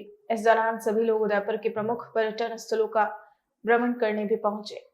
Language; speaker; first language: Hindi; native; Hindi